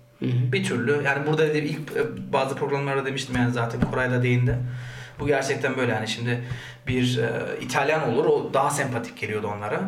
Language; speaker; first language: Turkish; early bilingual, heritage; Turkish